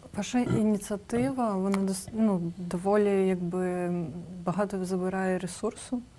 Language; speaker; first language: Ukrainian; native; Ukrainian